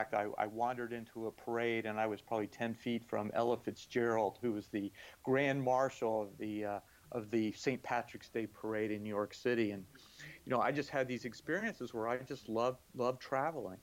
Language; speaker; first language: English; native; English